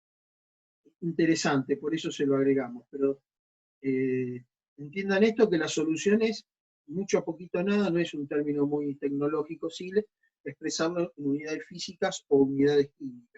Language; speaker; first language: Spanish; native; Spanish